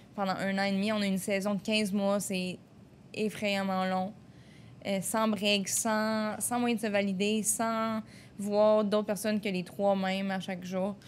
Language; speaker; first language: French; native; French